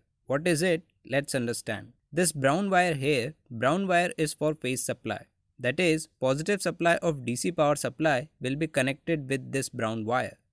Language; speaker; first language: English; non-native, local second language; Hindi